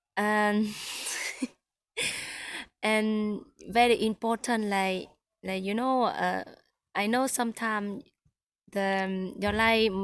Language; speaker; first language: English; non-native, learner; Vietnamese